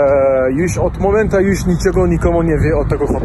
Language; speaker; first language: Polish; non-native, learner; Central Kurdish